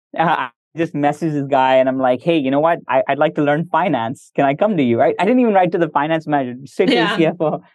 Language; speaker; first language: English; early bilingual, other home language; Hindi